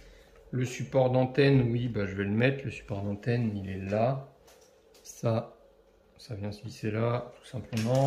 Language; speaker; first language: French; native; French